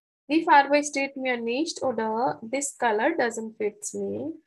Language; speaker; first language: German; non-native, fluent; Hindi